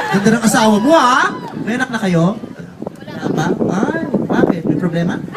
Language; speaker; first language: Filipino; native; Filipino